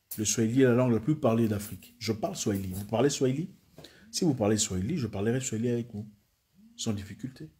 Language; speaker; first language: French; non-native, local second language; Swahili